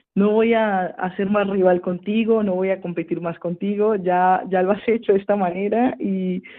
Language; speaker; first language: Spanish; native; Spanish